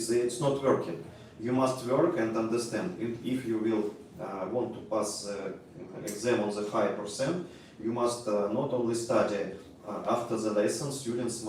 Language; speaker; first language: English; non-native, learner; Russian